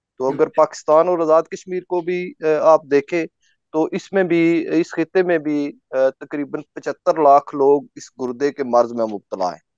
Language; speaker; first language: Urdu; non-native, local second language; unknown